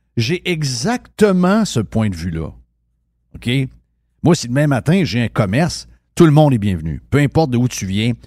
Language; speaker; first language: French; native; French